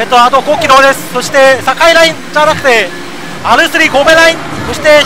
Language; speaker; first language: Japanese; non-native, learner; Korean